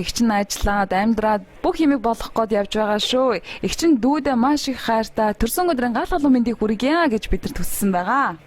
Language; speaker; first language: Mongolian; native; Mongolian